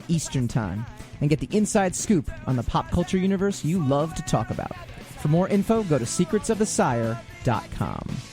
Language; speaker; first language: English; native; English